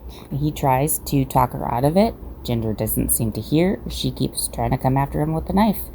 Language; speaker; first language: English; native; English